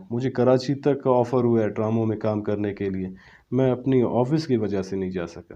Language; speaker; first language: Urdu; non-native, local second language; Brahui